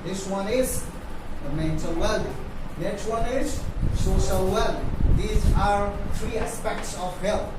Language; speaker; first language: English; non-native, local second language; Nepali